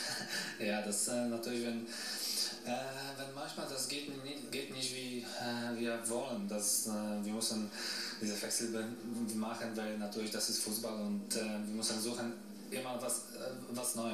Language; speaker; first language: German; non-native, fluent; Polish